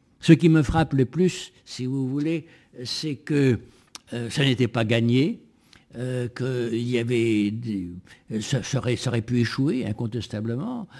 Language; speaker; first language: French; native; French